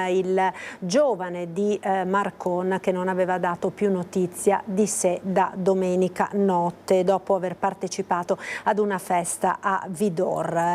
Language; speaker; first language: Italian; native; Italian